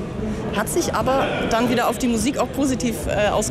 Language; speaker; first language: German; native; German